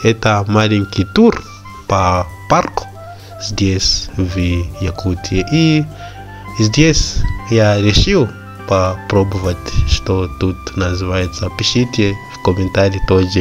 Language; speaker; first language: Russian; non-native, learner; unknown